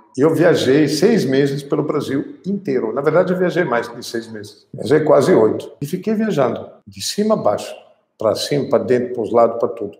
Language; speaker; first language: Portuguese; non-native, fluent; Italian